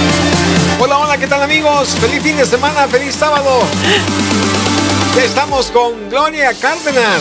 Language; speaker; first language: Spanish; native; Spanish